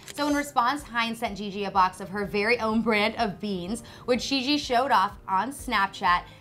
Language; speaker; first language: English; native; English